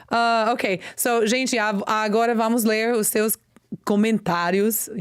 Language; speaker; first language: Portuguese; non-native, learner; English